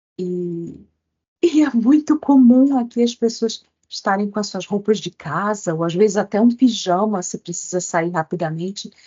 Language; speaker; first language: Portuguese; native; Portuguese